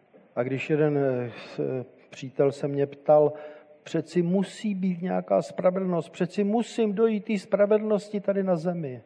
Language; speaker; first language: Czech; native; Czech